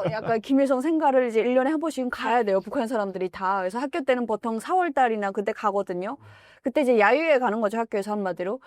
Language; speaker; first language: Korean; native; Korean